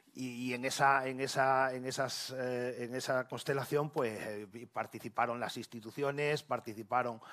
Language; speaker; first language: Spanish; native; Spanish